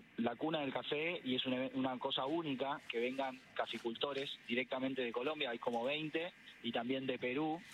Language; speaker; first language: Spanish; native; Spanish